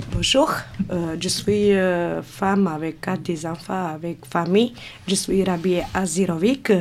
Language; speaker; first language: French; non-native, learner; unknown